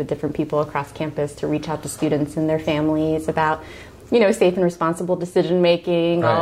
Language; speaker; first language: English; native; English